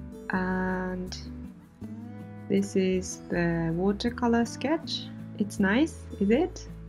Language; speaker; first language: English; non-native, fluent; Japanese